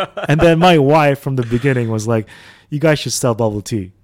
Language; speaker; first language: English; early bilingual, other home language; Arabic